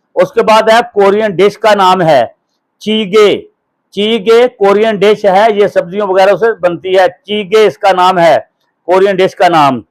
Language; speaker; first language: Hindi; non-native, local second language; Punjabi